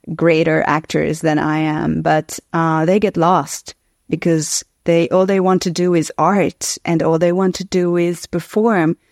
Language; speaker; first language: English; non-native, fluent; Hungarian